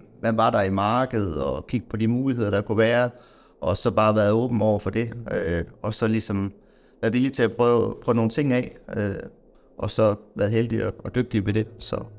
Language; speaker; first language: Danish; native; Danish